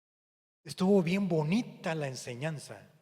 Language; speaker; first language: Spanish; native; Spanish